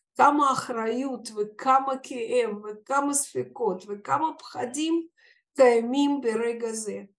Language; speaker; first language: Hebrew; non-native, fluent; Russian